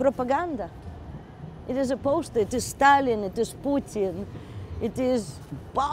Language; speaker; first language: Dutch; non-native, learner; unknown